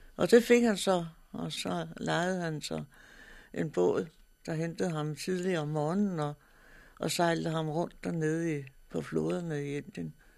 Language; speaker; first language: Danish; native; Danish